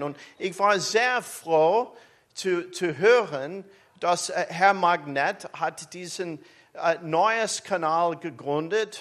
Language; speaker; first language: German; non-native, learner; English